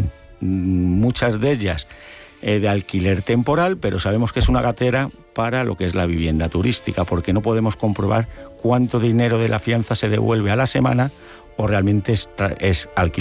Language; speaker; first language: Spanish; native; Spanish